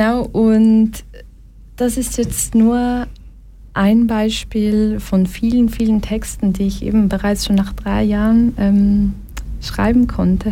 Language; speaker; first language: German; early bilingual, other home language; Portuguese